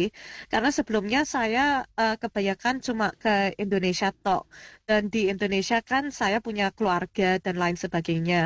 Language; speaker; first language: Indonesian; early bilingual, heritage; Indonesian